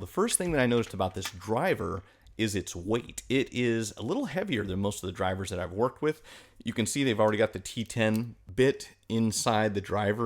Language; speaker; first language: English; native; English